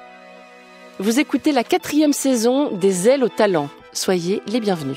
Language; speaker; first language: French; native; French